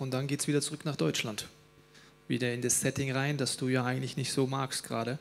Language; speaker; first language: German; native; German